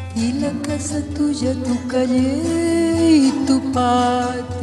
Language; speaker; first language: French; non-native, fluent; Spanish